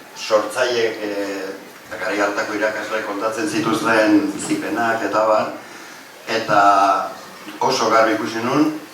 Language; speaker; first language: Basque; native; Basque